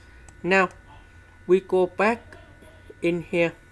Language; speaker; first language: English; non-native, fluent; Vietnamese